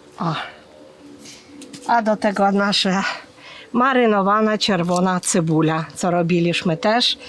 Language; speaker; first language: Polish; non-native, fluent; Ukrainian